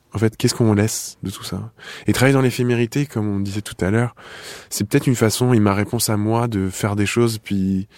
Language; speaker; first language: French; native; French